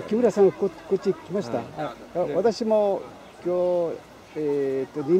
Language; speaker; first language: Japanese; non-native, learner; Korean